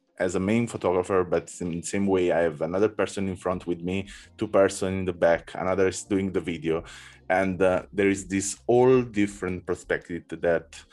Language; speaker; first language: English; non-native, learner; Italian